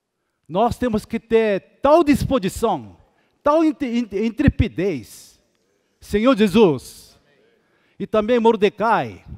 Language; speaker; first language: Portuguese; non-native, fluent; Korean